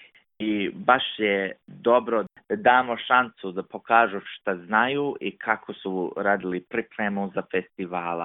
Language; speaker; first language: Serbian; early bilingual, heritage; English